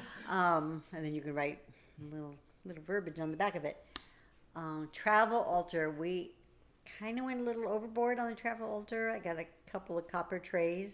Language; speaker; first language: English; native; English